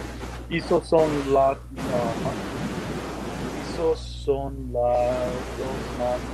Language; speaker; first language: Spanish; non-native, learner; English